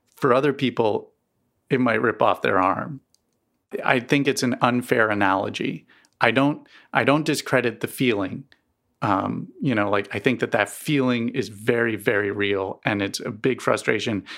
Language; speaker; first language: English; native; English